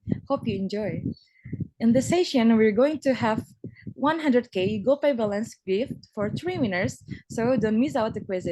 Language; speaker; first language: English; non-native, fluent; Indonesian